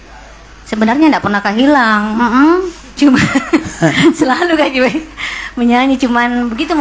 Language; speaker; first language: Indonesian; non-native, local second language; Buginese